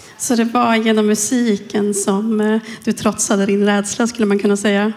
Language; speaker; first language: Swedish; native; Swedish